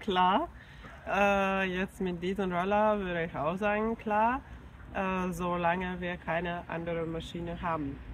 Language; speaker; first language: German; non-native, fluent; Finnish